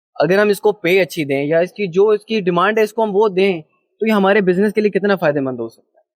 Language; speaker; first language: Urdu; early bilingual, heritage; Urdu